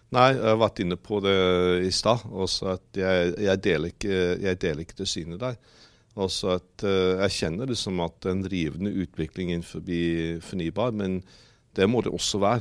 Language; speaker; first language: Norwegian; non-native, fluent; English